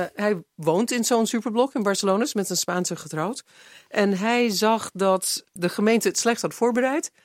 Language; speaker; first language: Dutch; non-native, fluent; English